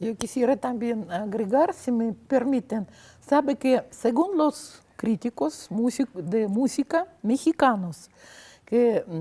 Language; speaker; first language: Spanish; non-native, fluent; Russian